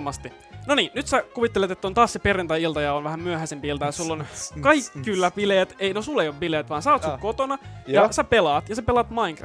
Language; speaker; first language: Finnish; native; Finnish